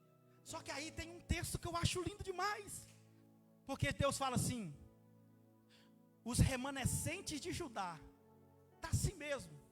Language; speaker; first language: Portuguese; native; Portuguese